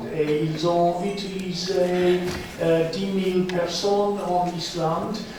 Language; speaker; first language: French; non-native, fluent; English